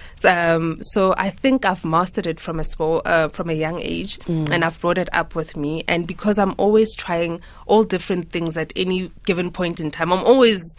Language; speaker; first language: English; non-native, local second language; Tswana